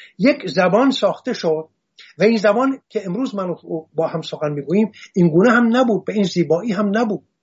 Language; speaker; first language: Persian; non-native, local second language; Assyrian Neo-Aramaic